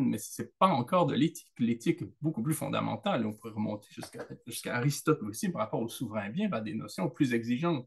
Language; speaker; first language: French; native; French